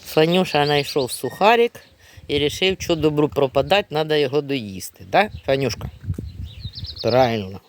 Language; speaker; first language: Ukrainian; native; Ukrainian